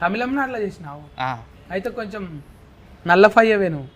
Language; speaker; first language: Telugu; native; Telugu